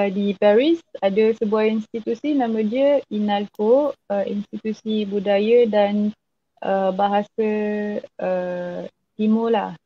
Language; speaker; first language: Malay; non-native, fluent; French